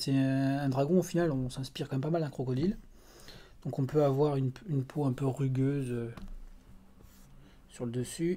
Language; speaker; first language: French; native; French